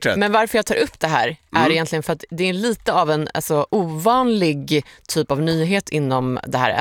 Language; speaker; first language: Swedish; native; Swedish